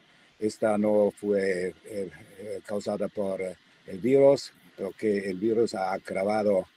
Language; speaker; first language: Spanish; non-native, fluent; German